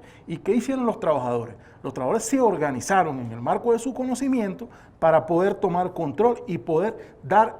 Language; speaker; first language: Spanish; native; Spanish